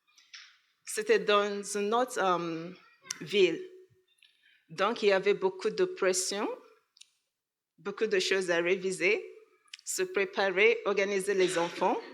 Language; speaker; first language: French; non-native, learner; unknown